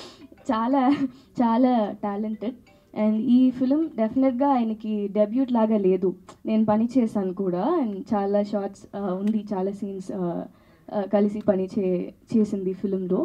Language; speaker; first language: Telugu; non-native, learner; Tamil